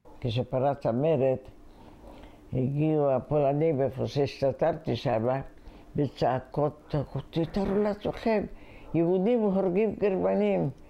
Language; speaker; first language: Hebrew; non-native, fluent; Polish